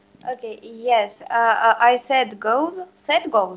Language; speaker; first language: English; non-native, learner; Russian